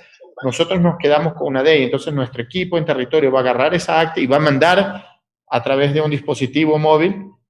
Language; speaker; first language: Spanish; native; Spanish